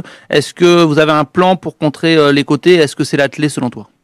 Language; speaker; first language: French; native; French